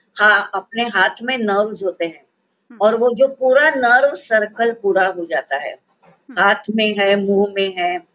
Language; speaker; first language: Hindi; non-native, local second language; Marathi